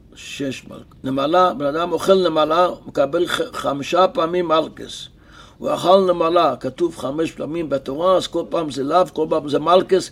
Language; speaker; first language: Hebrew; non-native, local second language; Yiddish